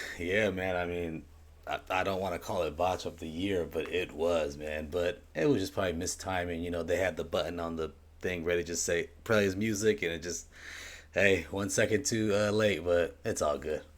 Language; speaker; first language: English; native; English